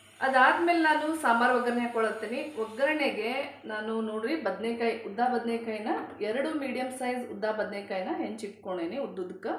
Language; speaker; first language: Kannada; native; Kannada